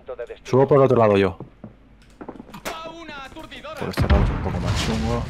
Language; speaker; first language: Spanish; native; Spanish